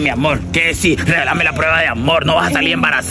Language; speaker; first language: Spanish; native; Spanish